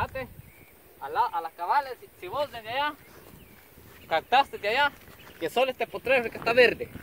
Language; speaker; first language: Spanish; native; Spanish